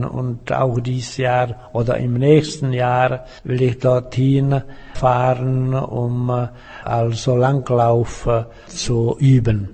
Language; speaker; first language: German; non-native, fluent; Czech